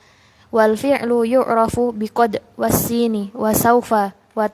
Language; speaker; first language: Arabic; non-native, learner; Indonesian